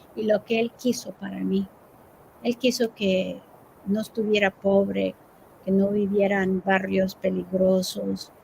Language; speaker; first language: Spanish; early bilingual, heritage; Spanish